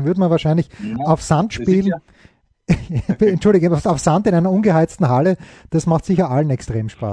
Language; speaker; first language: German; native; German